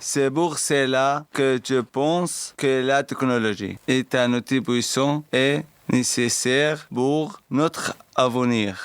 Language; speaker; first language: French; non-native, learner; Arabic